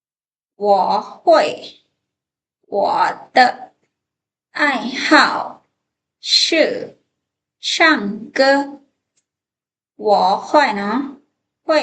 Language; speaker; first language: Chinese; non-native, fluent; Lao